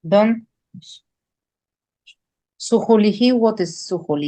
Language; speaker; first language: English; non-native, learner; Indonesian